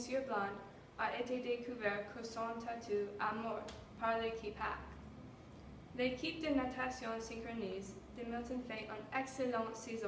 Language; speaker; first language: French; non-native, learner; English